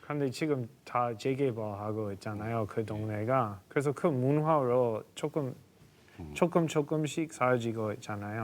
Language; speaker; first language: Korean; non-native, fluent; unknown